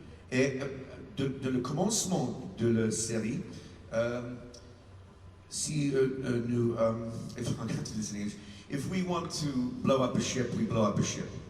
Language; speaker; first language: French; non-native, learner; English